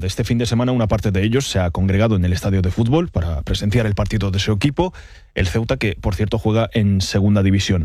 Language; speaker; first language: Spanish; native; Spanish